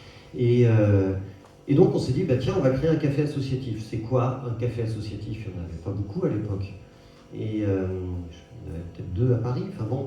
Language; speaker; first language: French; native; French